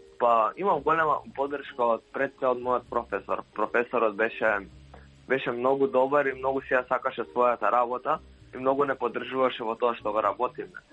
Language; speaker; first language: Macedonian; native; Macedonian